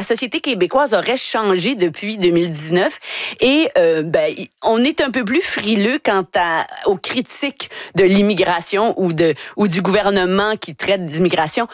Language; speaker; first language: French; native; French